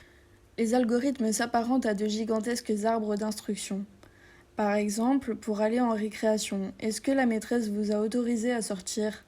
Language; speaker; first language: French; native; French